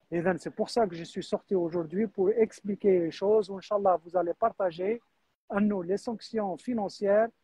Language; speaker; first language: French; non-native, local second language; Arabic